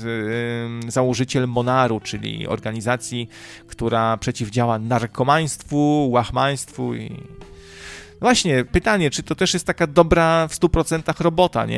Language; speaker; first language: Polish; native; Polish